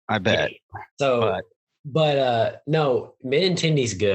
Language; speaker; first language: English; native; English